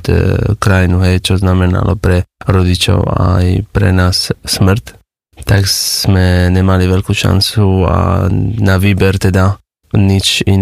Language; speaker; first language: Slovak; non-native, fluent; Persian